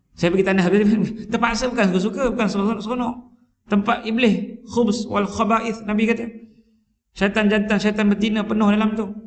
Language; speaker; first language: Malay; native; Malay